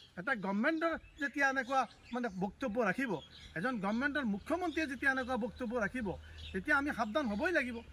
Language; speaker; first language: Assamese; non-native, local second language; Bangla